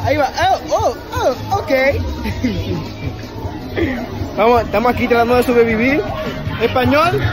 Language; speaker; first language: Spanish; early bilingual, heritage; English